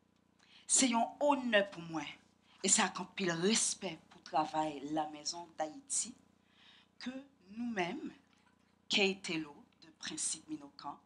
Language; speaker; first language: French; non-native, local second language; Haitian Creole